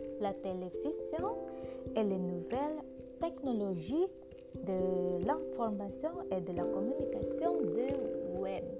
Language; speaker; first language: French; non-native, learner; Indonesian